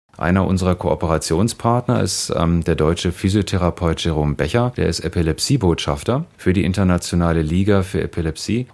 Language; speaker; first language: German; native; German